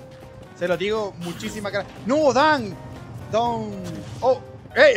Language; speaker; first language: Spanish; native; Spanish